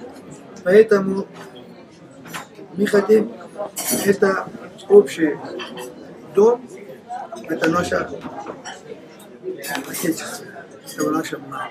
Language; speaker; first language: Russian; non-native, learner; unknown